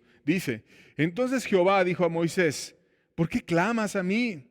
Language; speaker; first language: Spanish; native; Spanish